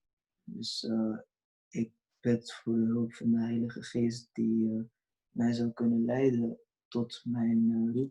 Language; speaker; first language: Dutch; early bilingual, other home language; Urdu